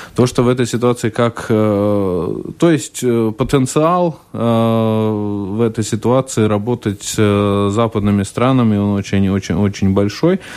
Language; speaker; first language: Russian; non-native, local second language; Latvian